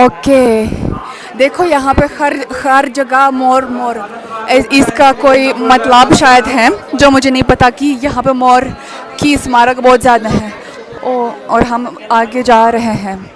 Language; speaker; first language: Hindi; non-native, learner; Russian